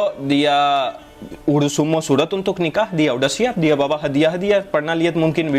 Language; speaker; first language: Indonesian; non-native, fluent; Hindi